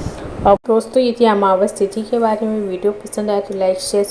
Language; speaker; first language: Hindi; native; Hindi